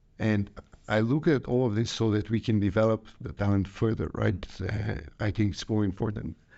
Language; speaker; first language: English; non-native, fluent; Bulgarian